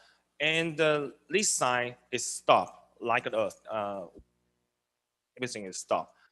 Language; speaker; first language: English; non-native, learner; Chinese